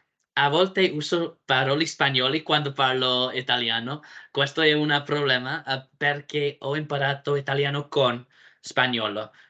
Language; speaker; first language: Italian; non-native, learner; English